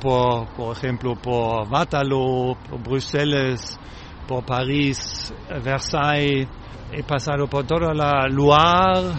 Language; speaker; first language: Spanish; non-native, fluent; German